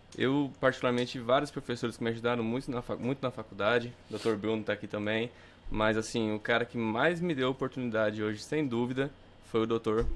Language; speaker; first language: Portuguese; native; Portuguese